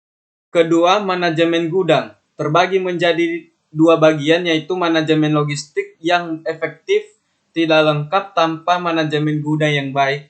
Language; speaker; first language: Indonesian; native; Indonesian